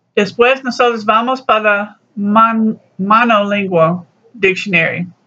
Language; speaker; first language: Spanish; non-native, learner; English